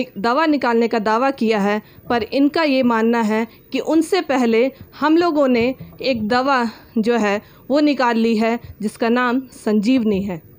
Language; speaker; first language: Hindi; native; Hindi